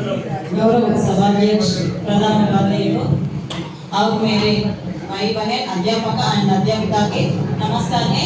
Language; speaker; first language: Hindi; non-native, local second language; Telugu